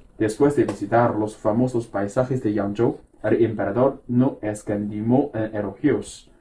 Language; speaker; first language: Spanish; non-native, fluent; Chinese